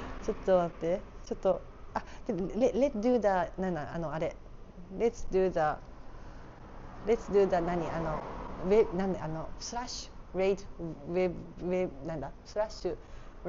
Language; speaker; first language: Japanese; native; Japanese